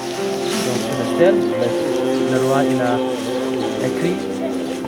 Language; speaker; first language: French; non-native, learner; Tibetan